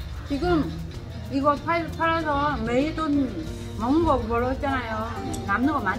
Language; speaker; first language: Korean; non-native, learner; Vietnamese